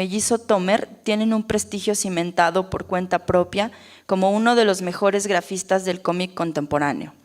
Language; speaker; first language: Spanish; native; Spanish